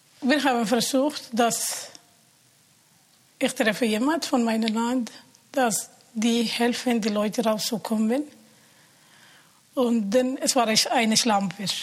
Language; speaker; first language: German; non-native, learner; Somali